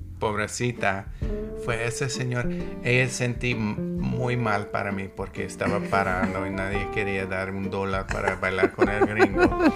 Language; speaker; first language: Spanish; non-native, learner; English